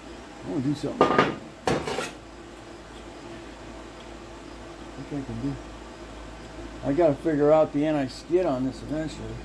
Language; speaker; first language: English; native; English